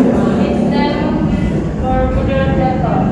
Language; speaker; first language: English; non-native, learner; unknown